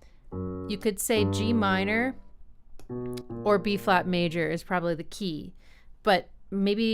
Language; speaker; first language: English; native; English